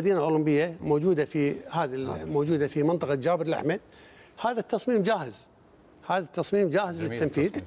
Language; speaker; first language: Arabic; native; Arabic